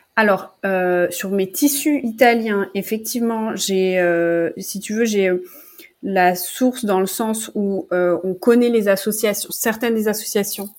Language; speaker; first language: French; native; French